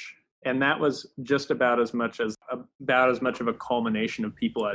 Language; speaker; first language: English; native; English